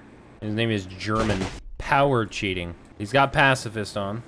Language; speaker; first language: English; native; English